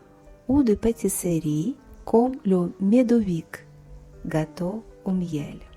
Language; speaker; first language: French; non-native, fluent; Russian